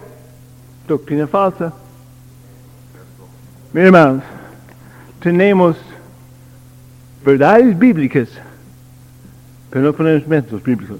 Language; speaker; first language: Spanish; non-native, learner; English